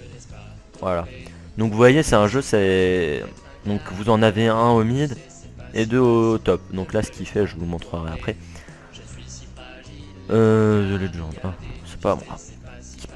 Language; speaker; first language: French; native; French